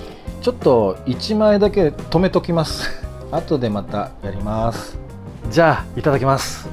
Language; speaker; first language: Japanese; native; Japanese